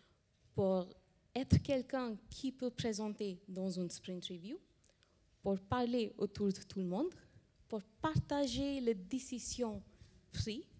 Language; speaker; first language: French; non-native, fluent; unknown